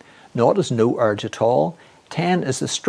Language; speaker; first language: English; native; English